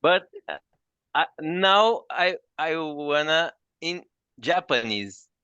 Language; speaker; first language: English; non-native, fluent; Portuguese